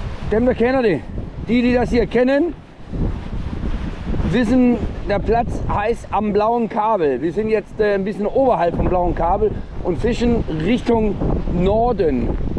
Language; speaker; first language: German; non-native, fluent; Danish